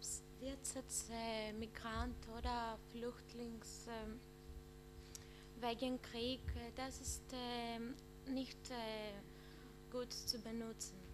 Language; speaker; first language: German; non-native, learner; Greek